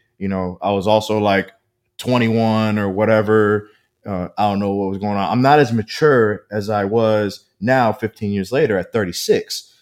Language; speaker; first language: English; early bilingual, other home language; Spanish